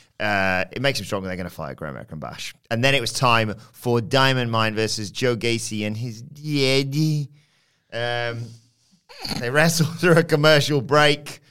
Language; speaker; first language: English; native; English